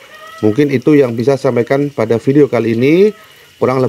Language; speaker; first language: Indonesian; native; Indonesian